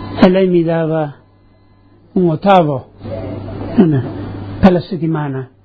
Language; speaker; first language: Italian; native; Italian